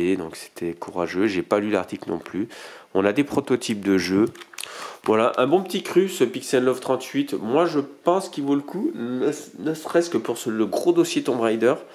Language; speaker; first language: French; native; French